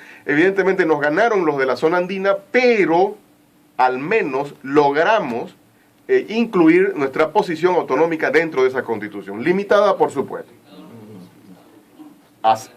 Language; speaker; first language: Spanish; native; Spanish